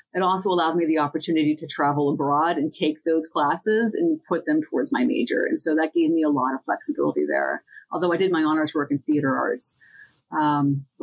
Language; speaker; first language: English; native; English